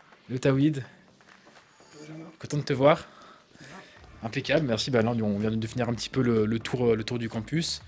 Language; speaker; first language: French; native; French